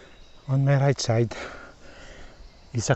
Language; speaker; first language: English; non-native, local second language; Filipino